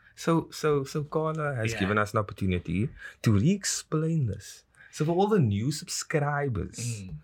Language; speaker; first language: English; native; English